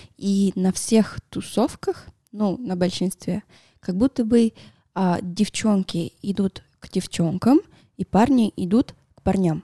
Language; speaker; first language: Russian; non-native, fluent; Spanish